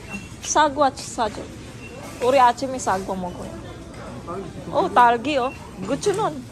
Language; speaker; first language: Korean; non-native, learner; Filipino